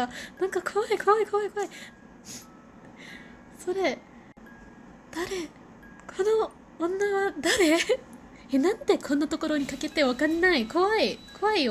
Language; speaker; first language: Japanese; non-native, learner; Thai